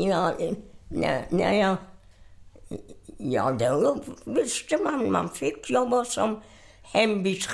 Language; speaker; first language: Swedish; non-native, fluent; German